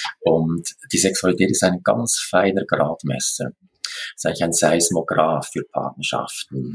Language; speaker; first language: German; native; German